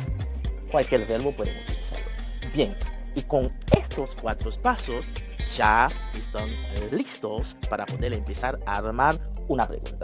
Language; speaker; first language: Spanish; non-native, fluent; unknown